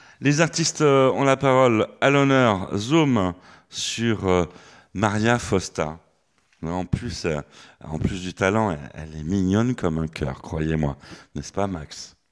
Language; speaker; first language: French; native; French